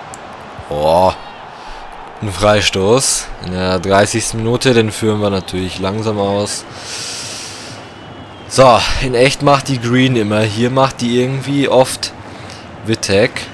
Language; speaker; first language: German; native; German